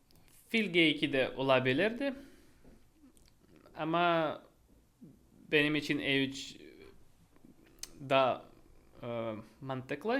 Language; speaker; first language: Turkish; non-native, fluent; Russian